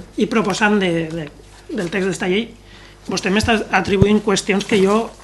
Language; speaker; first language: Catalan; non-native, local second language; Spanish